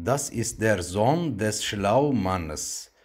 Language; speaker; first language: German; non-native, fluent; Turkish